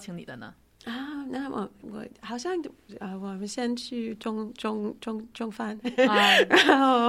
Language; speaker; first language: Chinese; non-native, fluent; English